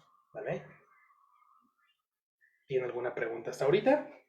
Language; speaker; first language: Spanish; native; Spanish